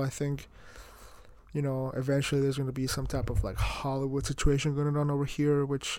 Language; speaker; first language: English; early bilingual, other home language; Spanish